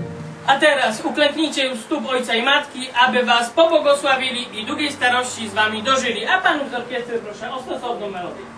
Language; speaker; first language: Polish; native; Polish